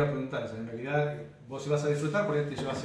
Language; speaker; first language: Spanish; native; Spanish